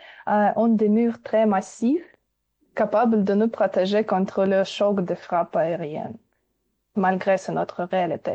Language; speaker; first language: French; non-native, learner; Ukrainian